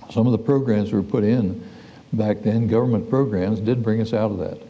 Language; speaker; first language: English; native; English